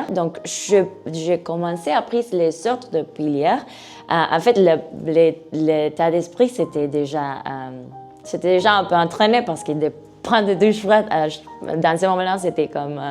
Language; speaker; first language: French; non-native, learner; Spanish